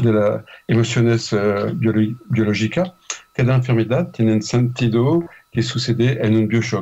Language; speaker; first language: Spanish; non-native, fluent; French